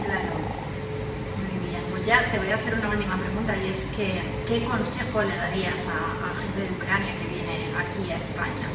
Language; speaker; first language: Spanish; native; Spanish